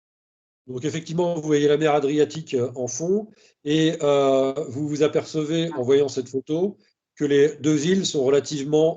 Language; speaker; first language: French; native; French